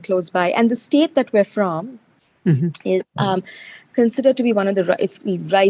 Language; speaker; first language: English; non-native, local second language; Telugu